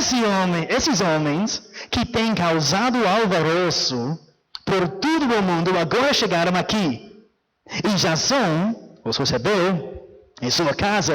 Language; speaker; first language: Portuguese; non-native, fluent; English